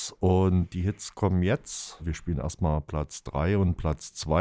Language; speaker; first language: German; native; German